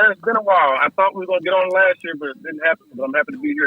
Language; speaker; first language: English; native; English